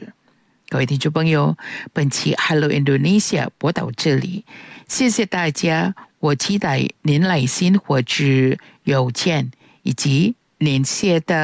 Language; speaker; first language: Chinese; non-native, fluent; Indonesian